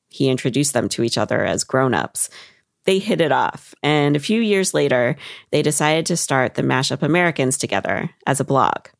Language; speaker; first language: English; native; English